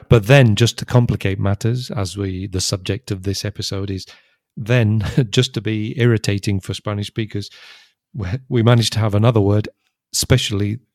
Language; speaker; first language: English; native; English